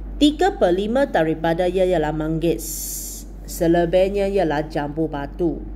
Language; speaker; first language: Malay; non-native, local second language; Chinese